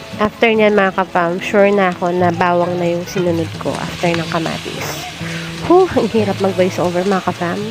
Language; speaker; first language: Filipino; non-native, local second language; Aklanon